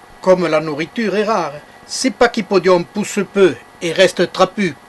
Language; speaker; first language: French; native; French